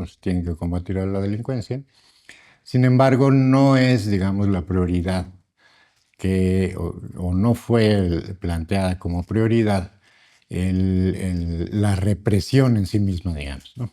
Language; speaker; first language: Spanish; native; Spanish